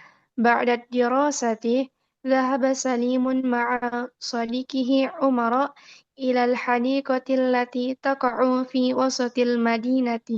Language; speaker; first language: Arabic; non-native, learner; Indonesian